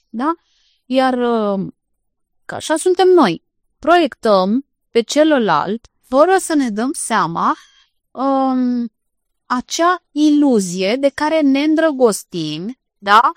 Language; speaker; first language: Romanian; native; Romanian